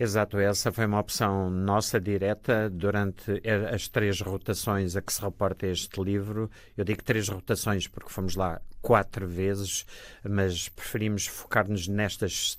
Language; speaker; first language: Portuguese; native; Portuguese